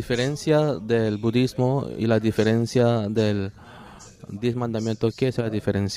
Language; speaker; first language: Spanish; non-native, learner; Korean